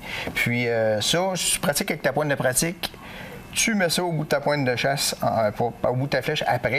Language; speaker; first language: French; native; French